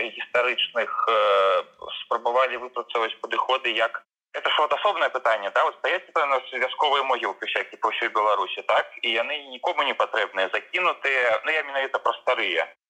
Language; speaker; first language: Belarusian; non-native, local second language; Russian